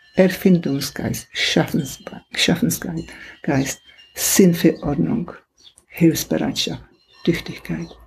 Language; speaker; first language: German; non-native, fluent; Czech